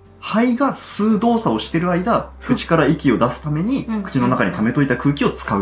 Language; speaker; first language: Japanese; native; Japanese